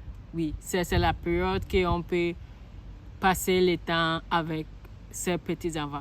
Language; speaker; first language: French; non-native, learner; Akan